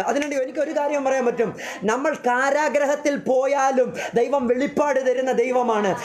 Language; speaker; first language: Malayalam; early bilingual, heritage; Malayalam